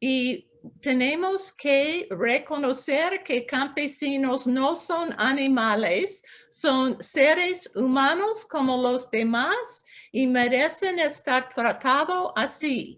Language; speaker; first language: Spanish; non-native, local second language; English